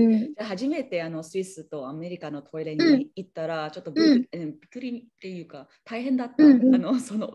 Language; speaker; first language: Japanese; non-native, learner; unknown